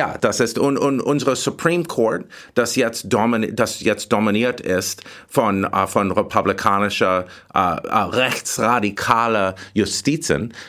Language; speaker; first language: German; non-native, learner; English